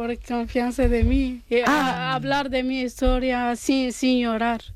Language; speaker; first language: Spanish; non-native, learner; Arabic